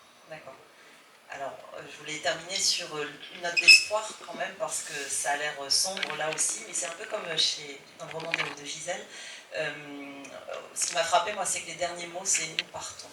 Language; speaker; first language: French; native; French